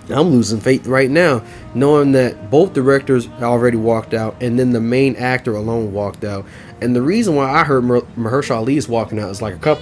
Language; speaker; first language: English; native; English